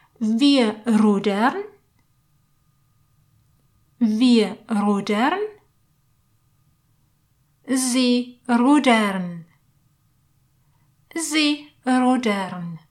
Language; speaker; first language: German; non-native, fluent; Polish